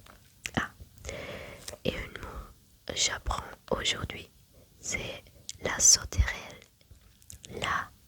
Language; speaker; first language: French; non-native, learner; German